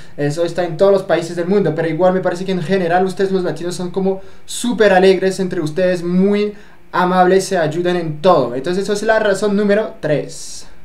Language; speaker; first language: Spanish; non-native, fluent; French